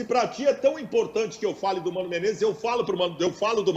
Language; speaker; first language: Portuguese; native; Portuguese